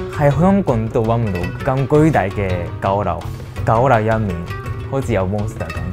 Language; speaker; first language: Cantonese; non-native, learner; Japanese